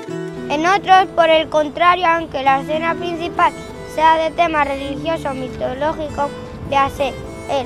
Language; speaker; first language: Spanish; native; Spanish